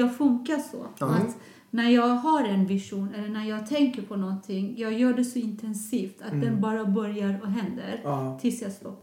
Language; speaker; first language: Swedish; non-native, fluent; Persian